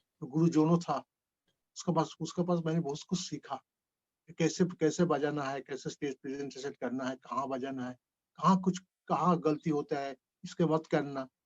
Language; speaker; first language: Hindi; non-native, local second language; Bangla